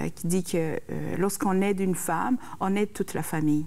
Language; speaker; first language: French; non-native, local second language; Rundi